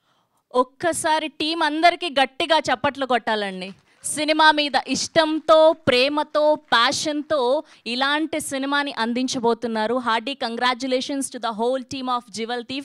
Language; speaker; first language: Telugu; native; Telugu